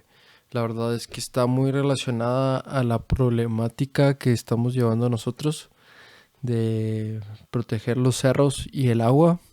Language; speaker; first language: Spanish; native; Spanish